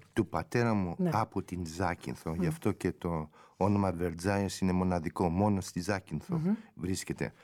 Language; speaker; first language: Greek; early bilingual, heritage; Greek